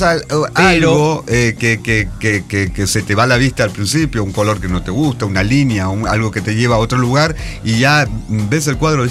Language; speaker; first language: Spanish; native; Spanish